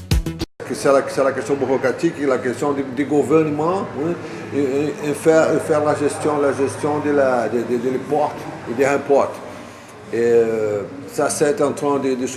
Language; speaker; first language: French; non-native, fluent; Portuguese